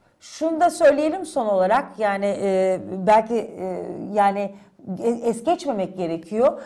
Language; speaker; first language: Turkish; native; Turkish